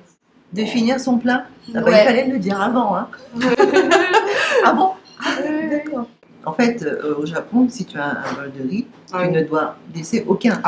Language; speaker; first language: French; non-native, fluent; Japanese